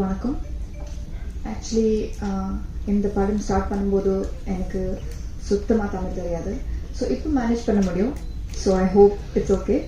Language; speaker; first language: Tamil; non-native, learner; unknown